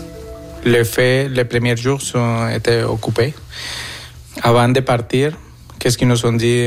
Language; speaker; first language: French; non-native, learner; Spanish